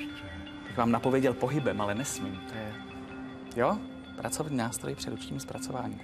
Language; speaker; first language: Czech; native; Czech